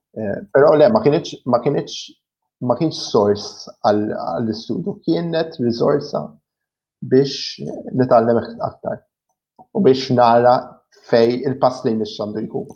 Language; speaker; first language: Maltese; early bilingual, other home language; English